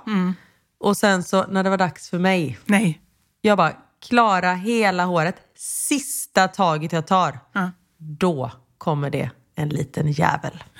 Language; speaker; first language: Swedish; native; Swedish